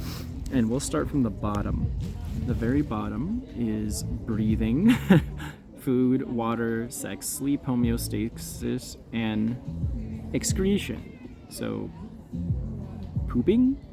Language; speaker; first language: English; native; English